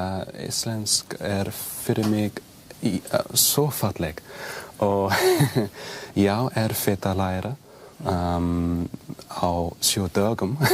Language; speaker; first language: Icelandic; non-native, learner; English